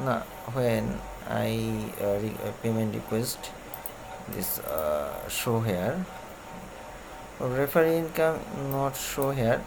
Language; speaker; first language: English; non-native, learner; Bangla